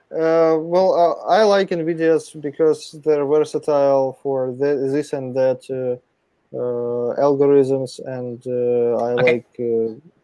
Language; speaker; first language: English; non-native, fluent; Russian